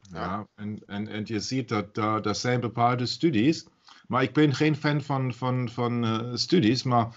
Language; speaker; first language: Dutch; non-native, learner; German